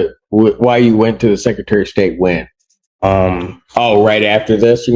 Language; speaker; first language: English; native; English